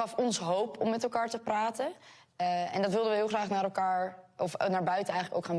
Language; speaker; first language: Dutch; native; Dutch